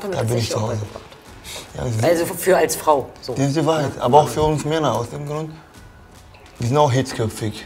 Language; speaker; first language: German; non-native, fluent; Portuguese